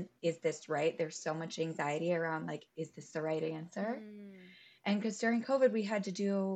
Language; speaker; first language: English; native; English